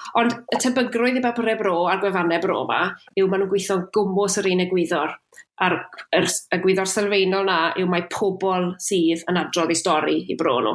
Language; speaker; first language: Welsh; native; Welsh